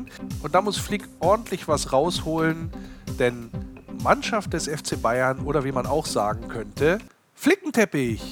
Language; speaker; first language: German; native; German